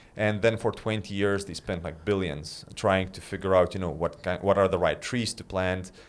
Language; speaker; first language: English; non-native, fluent; Lithuanian